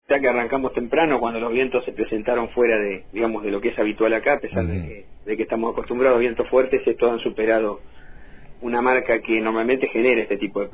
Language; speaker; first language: Spanish; native; Spanish